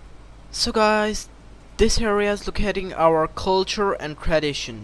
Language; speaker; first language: English; non-native, local second language; Urdu